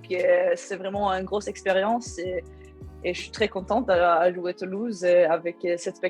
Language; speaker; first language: French; non-native, learner; Swedish